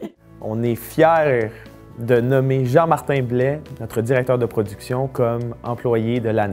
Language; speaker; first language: French; native; French